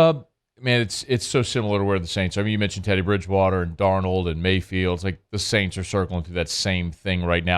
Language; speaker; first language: English; native; English